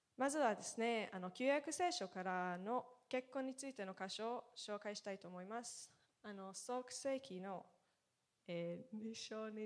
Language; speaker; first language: Japanese; non-native, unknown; Hebrew